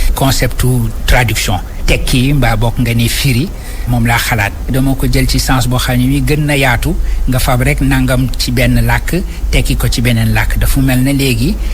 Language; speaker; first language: Wolof; non-native, local second language; Fula